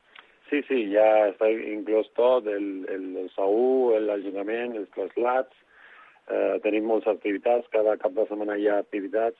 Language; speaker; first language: Catalan; non-native, local second language; Spanish